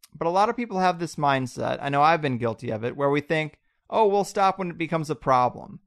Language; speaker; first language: English; native; English